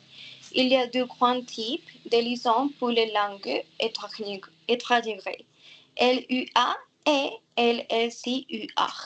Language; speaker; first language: French; non-native, learner; Spanish